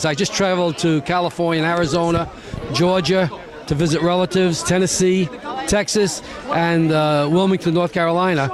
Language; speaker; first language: English; native; English